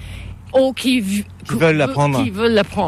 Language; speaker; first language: French; non-native, fluent; English